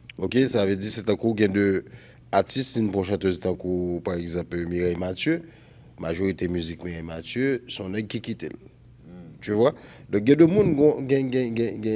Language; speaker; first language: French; non-native, local second language; Haitian Creole